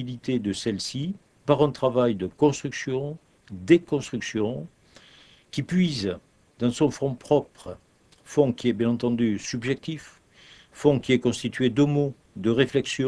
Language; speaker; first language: French; native; French